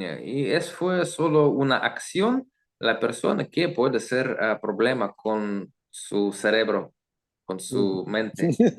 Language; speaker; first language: Spanish; non-native, learner; Russian